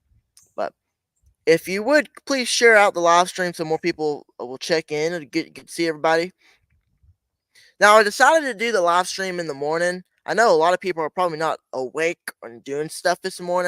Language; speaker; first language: English; native; English